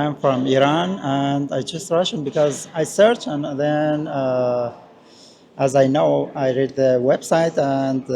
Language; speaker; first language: English; non-native, learner; Persian